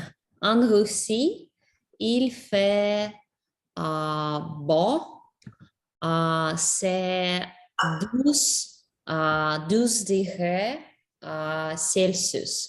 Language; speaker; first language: French; non-native, learner; English